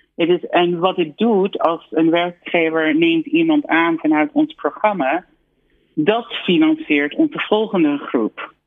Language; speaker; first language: Dutch; non-native, fluent; English